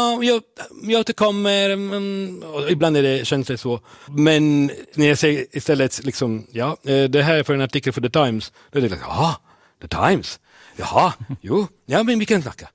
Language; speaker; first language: Swedish; non-native, fluent; Italian